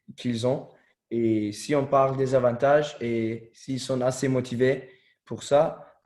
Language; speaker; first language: French; non-native, learner; Turkish